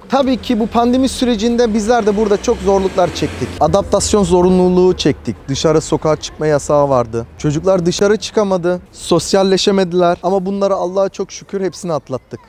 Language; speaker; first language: Turkish; early bilingual, heritage; Turkish